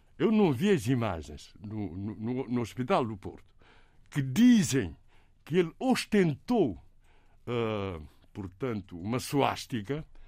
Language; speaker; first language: Portuguese; non-native, local second language; Kabuverdianu